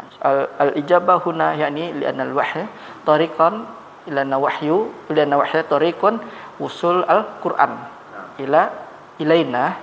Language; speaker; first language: Arabic; non-native, fluent; Malay